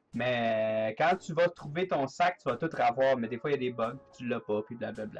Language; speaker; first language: French; native; French